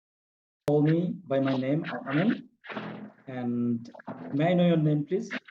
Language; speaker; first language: English; non-native, fluent; Bangla